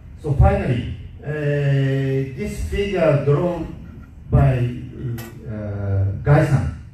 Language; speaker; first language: English; non-native, learner; Japanese